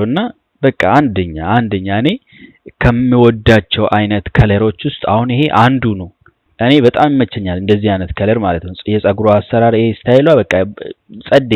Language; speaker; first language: Amharic; non-native, local second language; Oromo